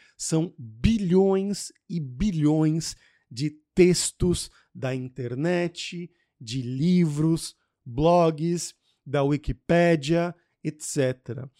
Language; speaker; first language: Portuguese; native; Portuguese